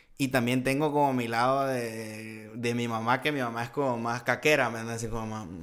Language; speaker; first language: Spanish; native; Spanish